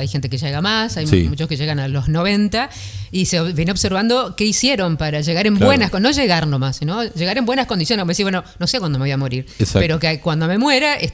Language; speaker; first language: Spanish; native; Spanish